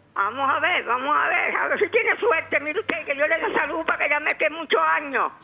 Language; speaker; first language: Spanish; native; Spanish